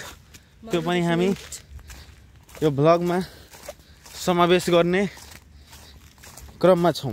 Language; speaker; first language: Nepali; non-native, local second language; Maithili